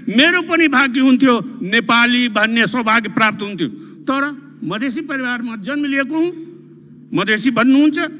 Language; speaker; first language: Nepali; non-native, local second language; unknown